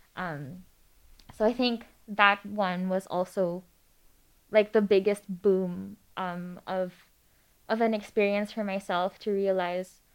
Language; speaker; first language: English; non-native, local second language; Filipino